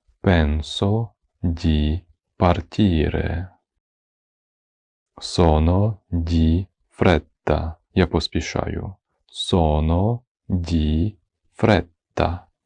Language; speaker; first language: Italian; non-native, fluent; Ukrainian